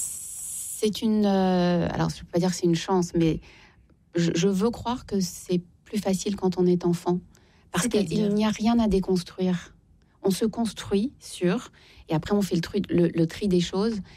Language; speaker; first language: French; native; French